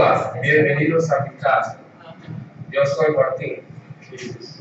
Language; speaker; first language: Spanish; non-native, learner; English